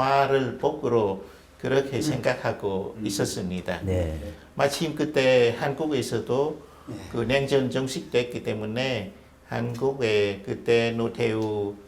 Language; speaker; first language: Korean; non-native, fluent; Vietnamese